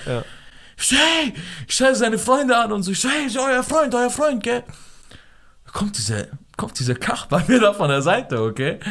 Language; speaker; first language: German; early bilingual, other home language; Persian